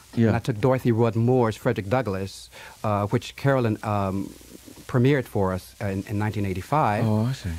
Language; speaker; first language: English; native; English